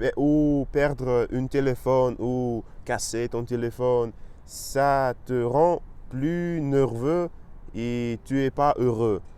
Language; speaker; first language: French; non-native, learner; Russian